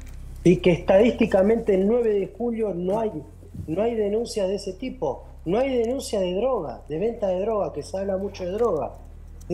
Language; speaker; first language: Spanish; native; Spanish